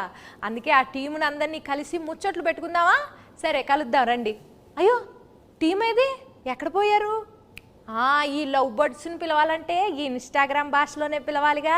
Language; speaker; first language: Telugu; native; Telugu